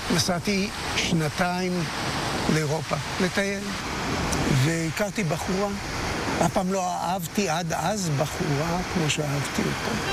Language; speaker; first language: Hebrew; native; Hebrew